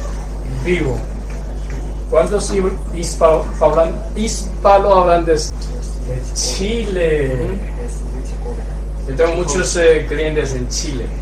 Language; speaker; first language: Spanish; non-native, fluent; Chinese